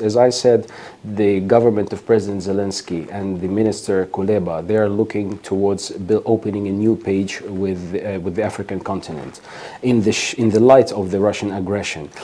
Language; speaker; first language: English; non-native, fluent; Ukrainian